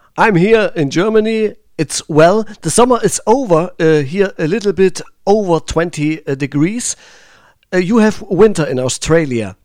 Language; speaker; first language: English; non-native, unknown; German